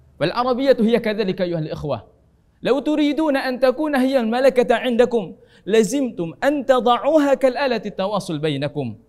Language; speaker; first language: Arabic; non-native, fluent; Indonesian